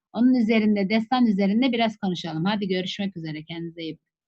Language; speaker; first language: Turkish; native; Turkish